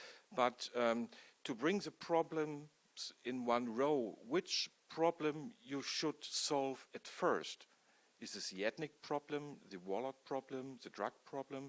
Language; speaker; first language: English; non-native, learner; German